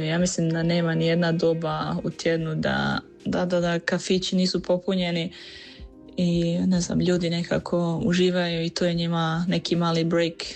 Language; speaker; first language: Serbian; early bilingual, heritage; Croatian